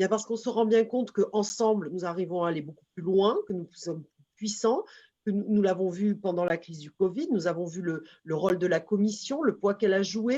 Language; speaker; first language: French; native; French